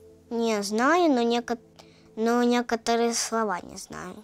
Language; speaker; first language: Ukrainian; non-native, local second language; Russian